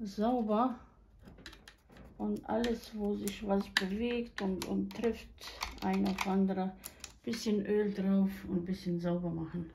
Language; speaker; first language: German; non-native, learner; Bosnian